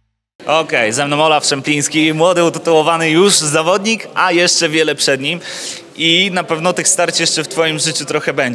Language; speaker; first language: Polish; native; Polish